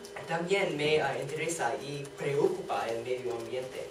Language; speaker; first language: Spanish; non-native, learner; English